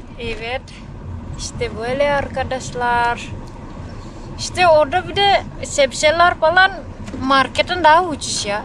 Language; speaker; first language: Turkish; non-native, learner; Indonesian